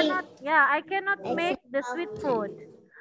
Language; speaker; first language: English; non-native, learner; Indonesian